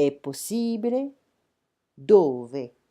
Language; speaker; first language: Italian; non-native, fluent; French